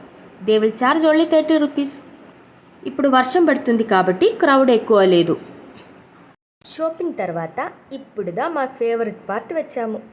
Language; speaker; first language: Telugu; non-native, learner; Malayalam